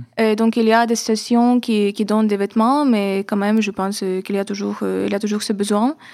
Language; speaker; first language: French; non-native, fluent; Ukrainian